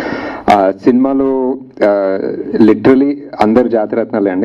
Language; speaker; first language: Telugu; native; Telugu